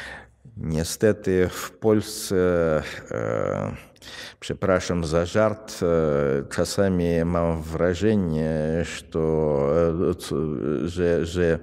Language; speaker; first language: Polish; non-native, fluent; Russian